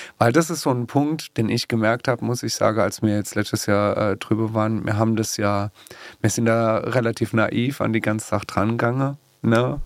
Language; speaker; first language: German; native; German